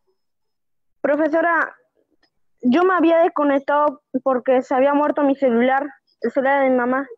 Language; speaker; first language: Spanish; native; Spanish